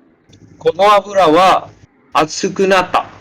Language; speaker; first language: Japanese; non-native, learner; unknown